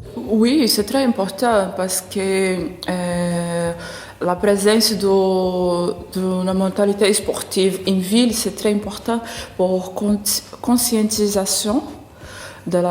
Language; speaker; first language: French; non-native, learner; Portuguese